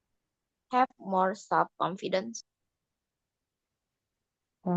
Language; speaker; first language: English; non-native, learner; Indonesian